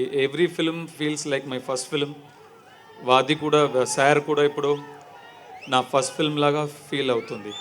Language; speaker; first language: Telugu; non-native, learner; Tamil